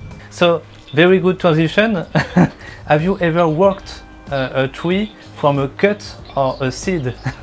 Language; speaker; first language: English; non-native, learner; French